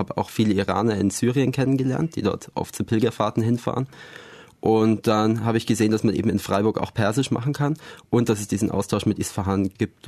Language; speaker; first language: German; native; German